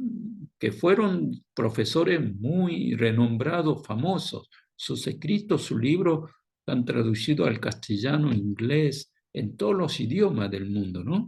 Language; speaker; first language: Spanish; non-native, fluent; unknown